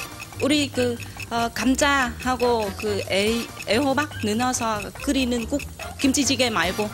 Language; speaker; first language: Korean; non-native, learner; Nepali